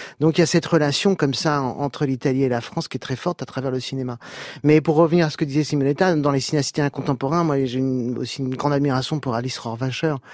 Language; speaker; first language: French; native; French